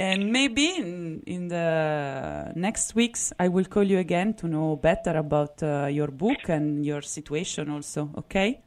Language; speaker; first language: English; non-native, fluent; Italian